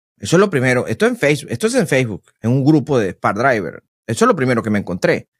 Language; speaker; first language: Spanish; native; Spanish